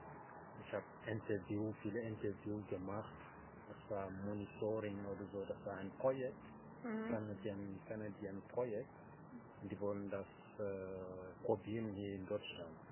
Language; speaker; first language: German; non-native, fluent; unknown